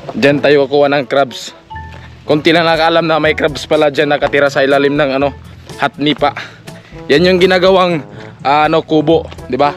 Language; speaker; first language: Filipino; non-native, local second language; Cebuano